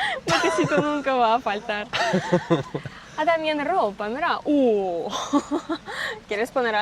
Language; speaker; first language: Spanish; non-native, fluent; Russian